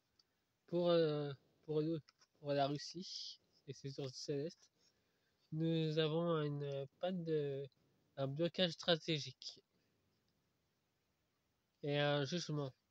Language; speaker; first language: French; native; French